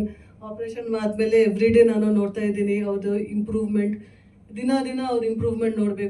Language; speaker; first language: Kannada; non-native, fluent; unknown